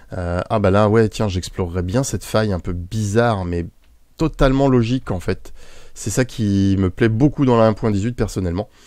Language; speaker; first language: French; native; French